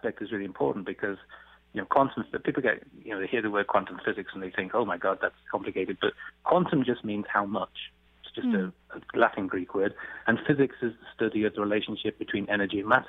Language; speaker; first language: English; native; English